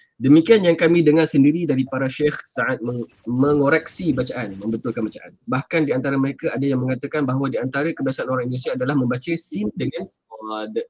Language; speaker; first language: Malay; native; Malay